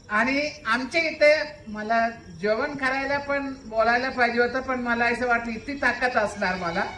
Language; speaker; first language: Marathi; non-native, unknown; Malayalam